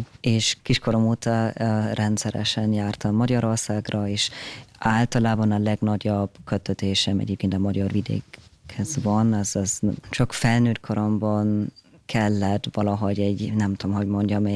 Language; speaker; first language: Hungarian; early bilingual, heritage; German